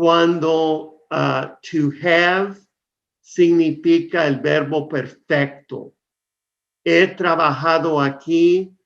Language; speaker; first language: Spanish; non-native, fluent; English